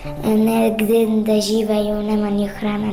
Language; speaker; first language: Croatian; non-native, learner; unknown